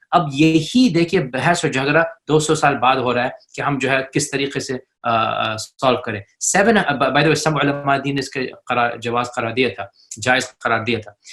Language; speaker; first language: Urdu; early bilingual, heritage; Urdu